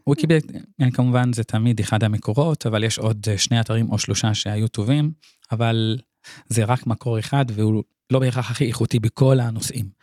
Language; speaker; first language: Hebrew; non-native, local second language; Arabic